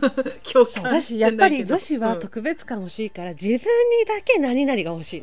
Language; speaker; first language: Japanese; native; Japanese